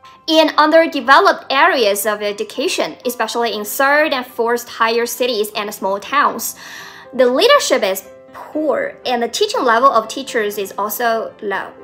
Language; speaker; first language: English; non-native, fluent; Chinese